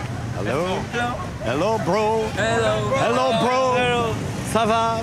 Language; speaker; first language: French; native; French